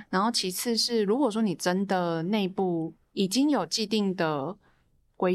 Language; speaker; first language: Chinese; native; Chinese